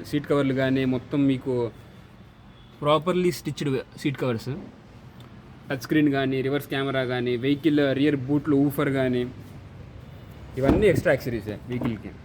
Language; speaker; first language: Telugu; native; Telugu